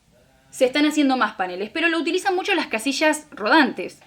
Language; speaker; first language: Spanish; native; Spanish